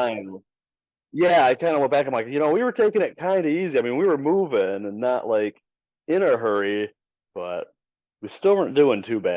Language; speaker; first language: English; native; English